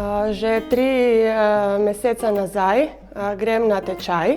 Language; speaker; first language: Slovenian; non-native, learner; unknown